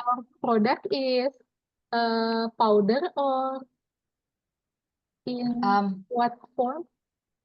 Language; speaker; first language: English; non-native, fluent; Indonesian